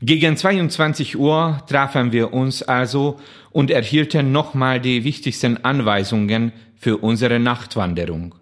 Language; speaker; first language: German; non-native, fluent; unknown